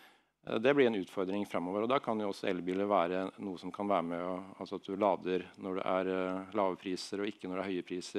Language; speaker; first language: Norwegian; native; Norwegian